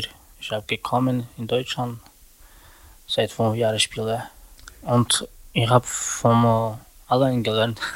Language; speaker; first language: German; non-native, learner; Romany